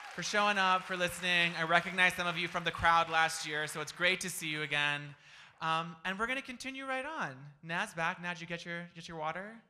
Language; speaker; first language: English; native; English